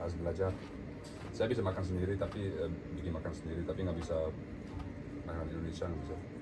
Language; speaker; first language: Indonesian; early bilingual, heritage; Dutch